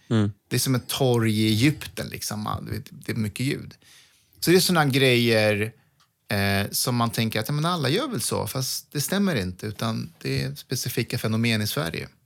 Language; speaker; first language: Swedish; early bilingual, other home language; Persian